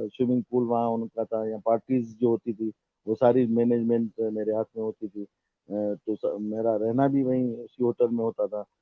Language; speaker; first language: Urdu; non-native, local second language; Sindhi